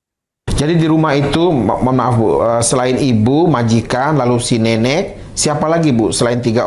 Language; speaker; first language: Indonesian; native; Indonesian